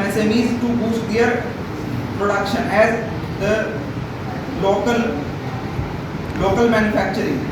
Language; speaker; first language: English; non-native, local second language; Hindi